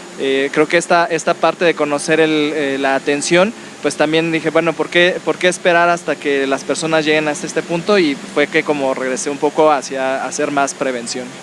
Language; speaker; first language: Spanish; native; Spanish